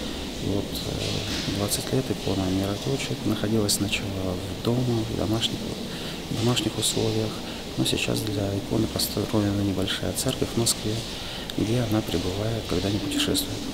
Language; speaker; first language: Russian; native; Russian